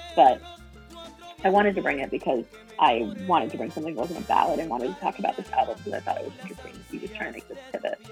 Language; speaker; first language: English; native; English